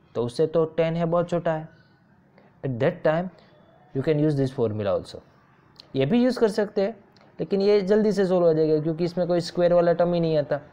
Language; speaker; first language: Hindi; non-native, local second language; Gujarati